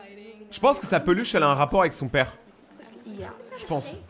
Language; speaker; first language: French; native; French